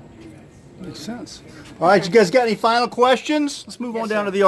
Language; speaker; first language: English; native; English